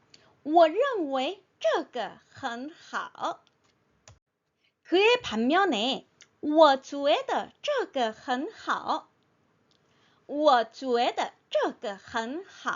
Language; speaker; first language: Chinese; non-native, fluent; Korean